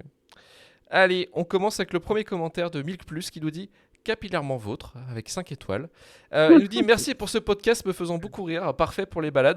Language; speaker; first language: French; native; French